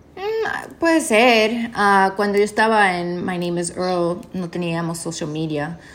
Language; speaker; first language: Spanish; early bilingual, heritage; Spanish